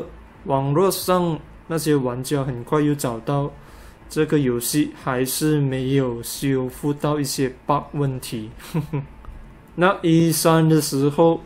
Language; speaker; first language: Chinese; native; Chinese